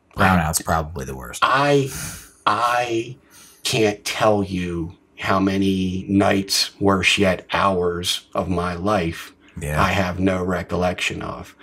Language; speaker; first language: English; native; English